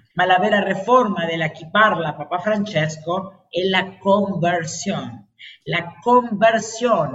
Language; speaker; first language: Italian; non-native, learner; Spanish